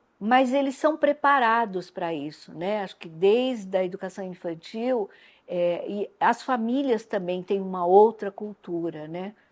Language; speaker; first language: Portuguese; non-native, local second language; Japanese